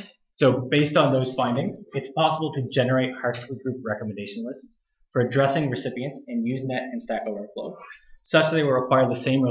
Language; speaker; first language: English; native; English